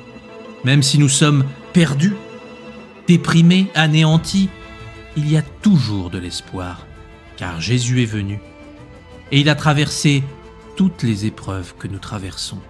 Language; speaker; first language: French; native; French